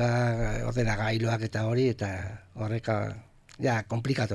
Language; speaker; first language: Basque; non-native, local second language; Spanish